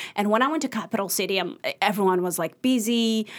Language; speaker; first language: English; early bilingual, other home language; Arabic